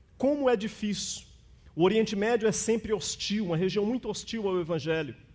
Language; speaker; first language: Portuguese; native; Portuguese